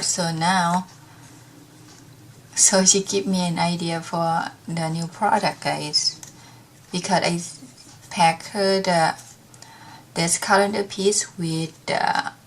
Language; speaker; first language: English; non-native, learner; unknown